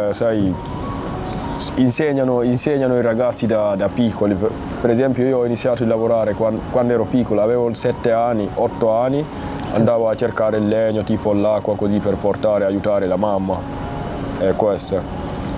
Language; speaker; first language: Italian; non-native, fluent; Fula